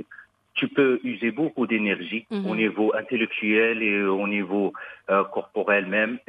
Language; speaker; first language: French; non-native, local second language; Arabic